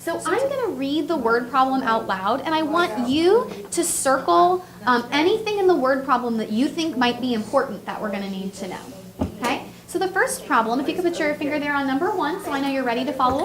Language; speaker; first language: English; native; English